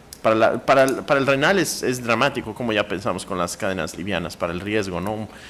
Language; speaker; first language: Spanish; native; Spanish